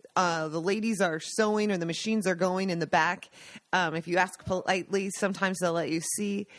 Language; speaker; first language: English; native; English